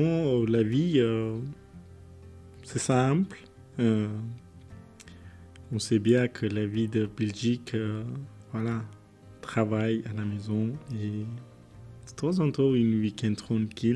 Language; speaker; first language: French; non-native, learner; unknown